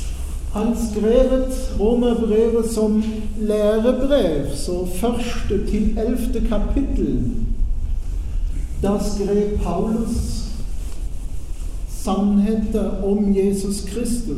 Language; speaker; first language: Norwegian; non-native, fluent; German